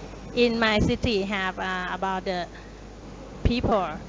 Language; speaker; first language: English; non-native, learner; Thai